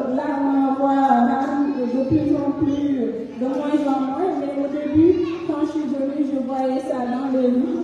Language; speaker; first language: French; non-native, local second language; Fula